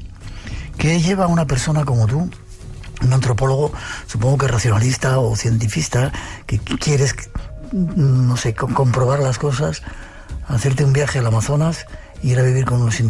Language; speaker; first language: Spanish; native; Spanish